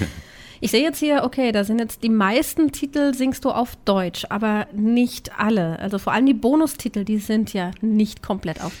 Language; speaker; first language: German; native; German